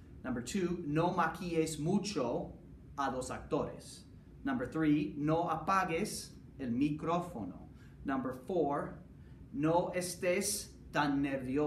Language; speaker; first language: Spanish; non-native, fluent; English